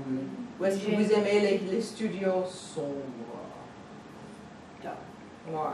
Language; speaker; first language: French; non-native, fluent; English